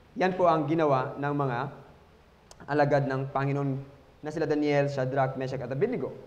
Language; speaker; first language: Filipino; non-native, local second language; Cebuano